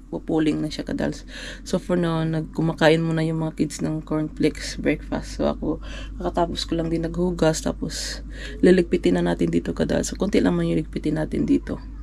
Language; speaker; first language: Filipino; non-native, local second language; Cebuano